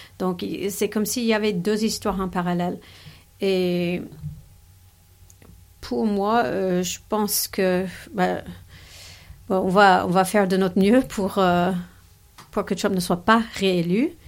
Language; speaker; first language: French; non-native, fluent; English